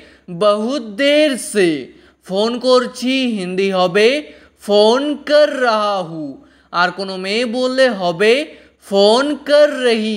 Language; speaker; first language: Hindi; non-native, fluent; Bangla